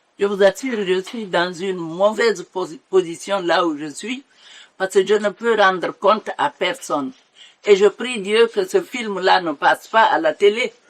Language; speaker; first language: French; non-native, local second language; Mandingo